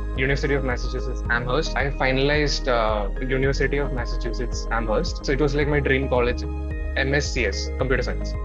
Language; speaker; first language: English; non-native, local second language; Malayalam